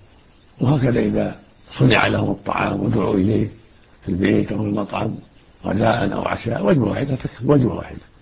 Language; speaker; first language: Arabic; native; Arabic